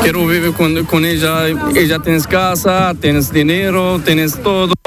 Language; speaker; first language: Spanish; non-native, learner; Arabic